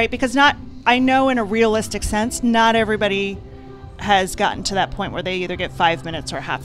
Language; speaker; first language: English; native; English